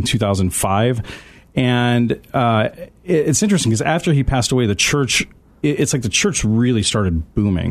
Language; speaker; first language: English; native; English